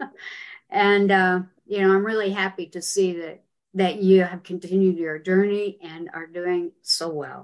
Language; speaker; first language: English; native; English